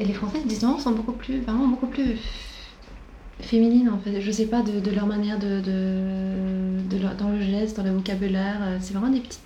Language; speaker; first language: French; non-native, fluent; Swedish